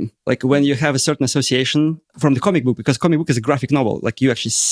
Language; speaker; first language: English; non-native, fluent; Russian